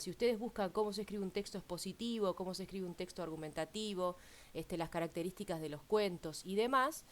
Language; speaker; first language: Spanish; native; Spanish